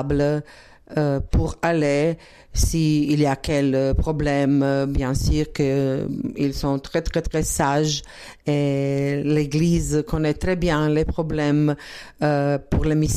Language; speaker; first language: French; non-native, learner; Croatian